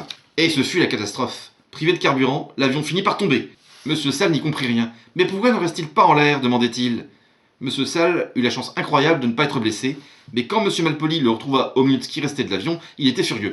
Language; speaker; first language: French; native; French